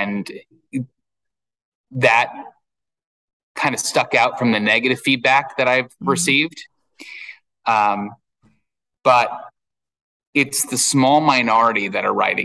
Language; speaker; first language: English; native; English